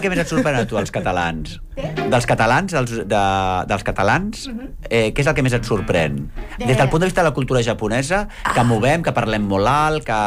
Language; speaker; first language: Catalan; native; Catalan